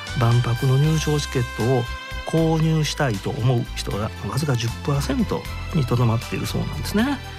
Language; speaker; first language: Japanese; native; Japanese